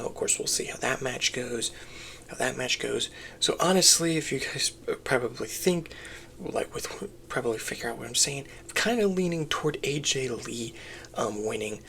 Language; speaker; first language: English; native; English